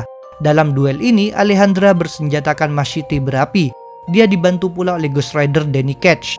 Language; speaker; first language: Indonesian; native; Indonesian